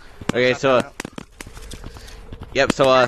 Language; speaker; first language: English; native; English